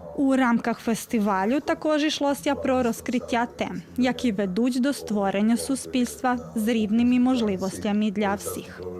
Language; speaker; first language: Ukrainian; early bilingual, heritage; Ukrainian